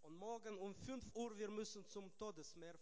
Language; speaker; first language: German; non-native, learner; Russian